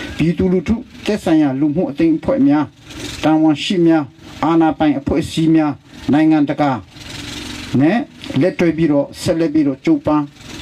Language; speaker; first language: Burmese; non-native, local second language; Hakha Chin